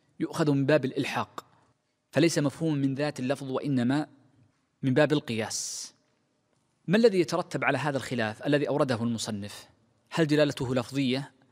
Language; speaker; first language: Arabic; native; Arabic